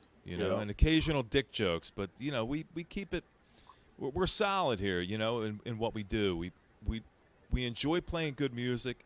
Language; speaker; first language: English; native; English